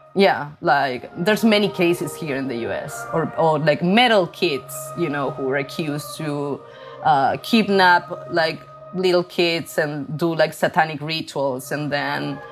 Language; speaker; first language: English; non-native, fluent; Spanish